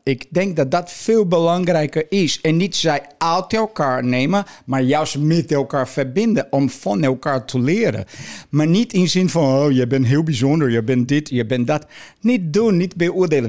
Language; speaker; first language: Dutch; non-native, fluent; Portuguese